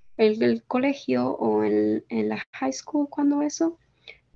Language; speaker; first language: Spanish; early bilingual, heritage; Spanish